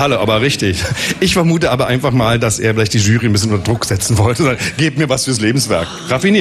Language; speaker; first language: German; native; German